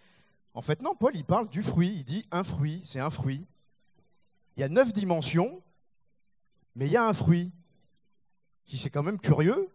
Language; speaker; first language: French; native; French